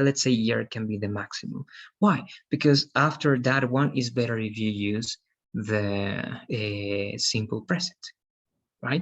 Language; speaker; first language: English; non-native, fluent; Spanish